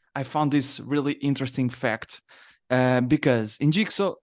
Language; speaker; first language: English; non-native, learner; Portuguese